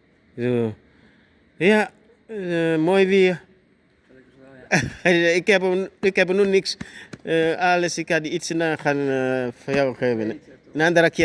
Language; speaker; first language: Dutch; non-native, learner; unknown